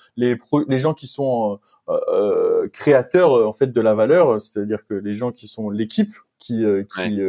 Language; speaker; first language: French; native; French